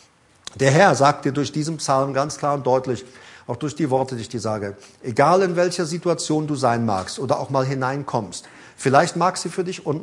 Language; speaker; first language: German; native; German